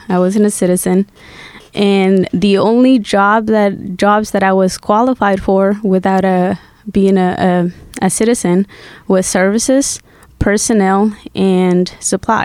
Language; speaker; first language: English; non-native, fluent; Spanish